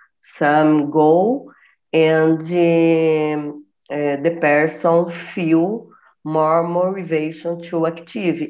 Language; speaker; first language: English; non-native, learner; Portuguese